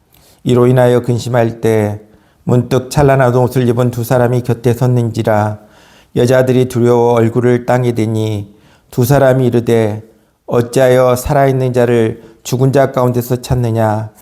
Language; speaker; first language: Korean; native; Korean